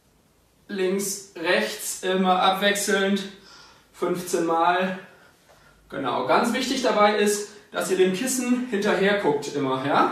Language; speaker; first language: German; native; German